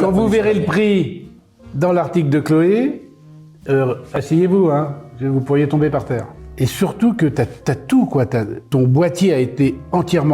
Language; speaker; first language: French; native; French